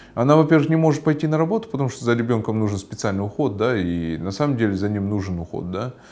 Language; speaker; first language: Russian; non-native, local second language; Kyrgyz